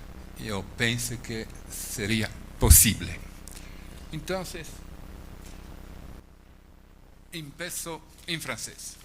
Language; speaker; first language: Spanish; non-native, fluent; French